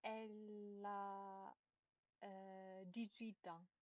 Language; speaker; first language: French; non-native, learner; Chinese